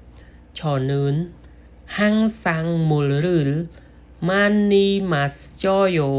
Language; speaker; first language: Korean; non-native, learner; Khmer